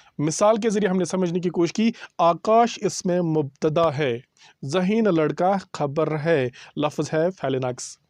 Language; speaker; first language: Urdu; non-native, local second language; Kashmiri